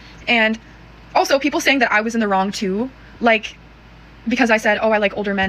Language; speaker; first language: English; native; English